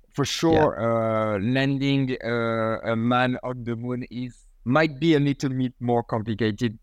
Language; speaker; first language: English; non-native, fluent; French